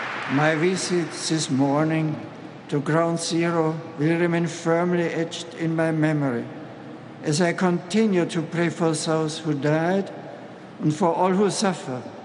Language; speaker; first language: English; non-native, fluent; German